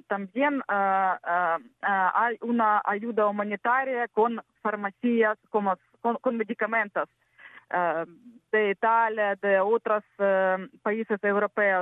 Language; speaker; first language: Spanish; non-native, learner; Ukrainian